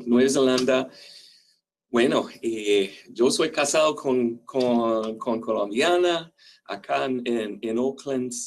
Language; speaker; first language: Spanish; non-native, fluent; English